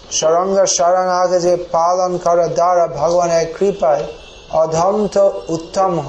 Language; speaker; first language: Bangla; non-native, fluent; English